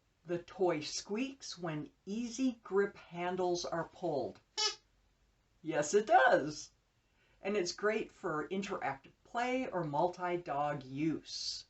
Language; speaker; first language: English; native; English